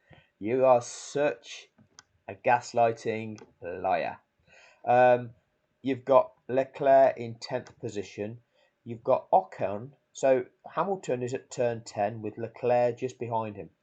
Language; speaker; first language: English; native; English